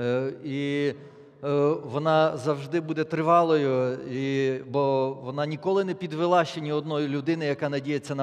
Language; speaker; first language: Polish; non-native, learner; Ukrainian